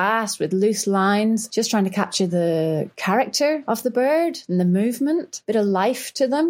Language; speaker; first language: English; native; English